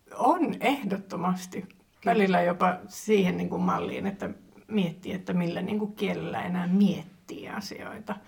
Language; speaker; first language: Finnish; non-native, local second language; Swedish